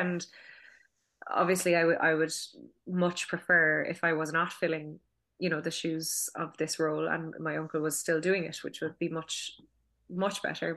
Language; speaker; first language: English; native; English